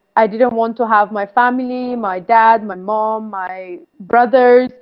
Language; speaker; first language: English; non-native, fluent; Persian